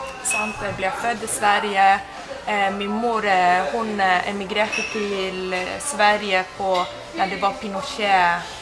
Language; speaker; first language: Norwegian; early bilingual, heritage; Spanish